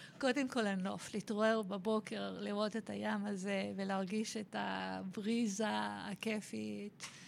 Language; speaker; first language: Hebrew; non-native, fluent; English